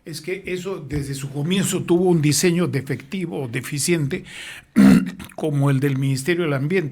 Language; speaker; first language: Spanish; native; Spanish